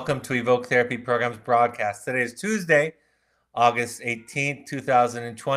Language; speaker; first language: English; native; English